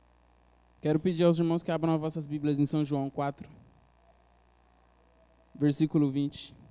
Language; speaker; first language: Portuguese; native; Portuguese